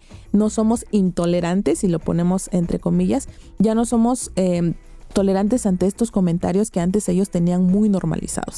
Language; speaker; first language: Spanish; native; Spanish